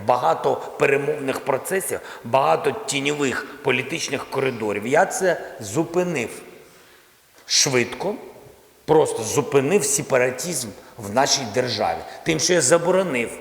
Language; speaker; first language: Ukrainian; non-native, local second language; Russian